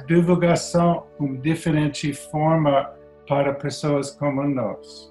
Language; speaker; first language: Portuguese; non-native, learner; English